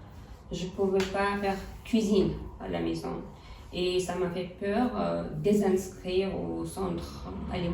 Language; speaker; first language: French; non-native, fluent; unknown